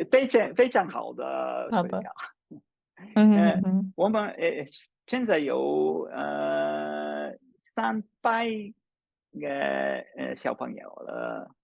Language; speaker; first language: Chinese; non-native, fluent; English